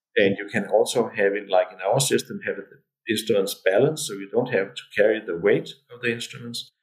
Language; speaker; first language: English; non-native, fluent; Danish